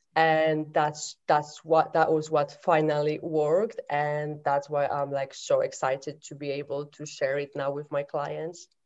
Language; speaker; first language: English; non-native, fluent; Polish